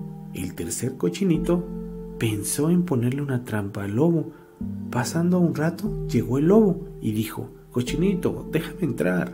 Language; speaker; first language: Spanish; native; Spanish